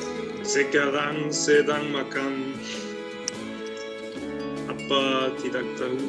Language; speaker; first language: Indonesian; non-native, learner; German